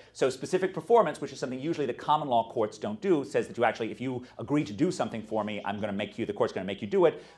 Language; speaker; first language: English; native; English